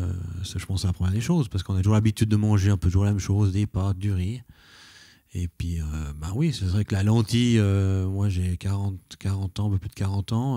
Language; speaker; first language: French; native; French